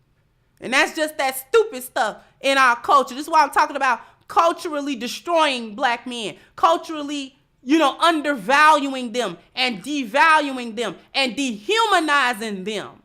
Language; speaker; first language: English; native; English